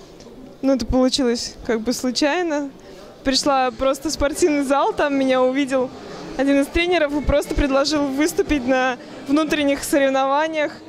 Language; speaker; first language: Russian; native; Russian